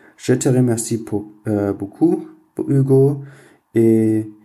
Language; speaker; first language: French; non-native, fluent; German